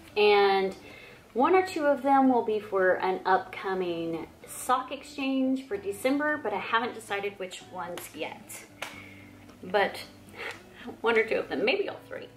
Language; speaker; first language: English; native; English